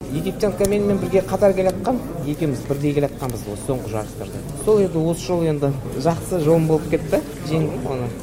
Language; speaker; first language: Kazakh; native; Kazakh